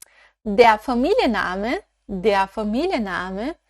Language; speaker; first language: German; non-native, fluent; Portuguese